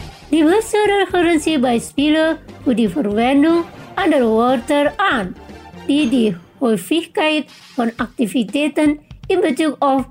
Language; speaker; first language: German; non-native, fluent; Indonesian